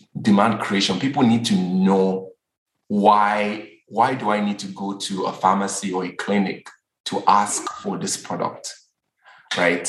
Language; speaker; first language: English; non-native, local second language; Yoruba